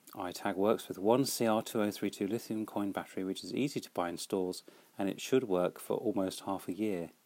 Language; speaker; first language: English; native; English